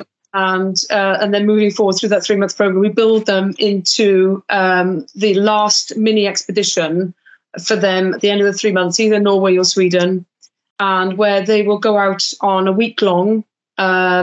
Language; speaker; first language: English; native; English